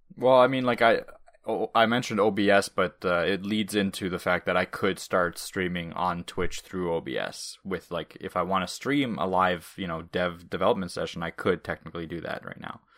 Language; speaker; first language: English; non-native, fluent; Russian